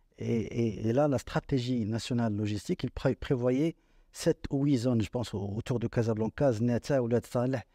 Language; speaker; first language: French; non-native, local second language; Arabic